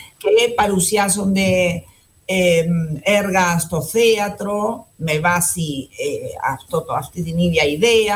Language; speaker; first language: Greek; non-native, fluent; Spanish